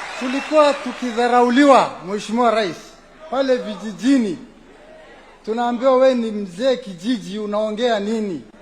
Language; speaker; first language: Swahili; non-native, local second language; Somali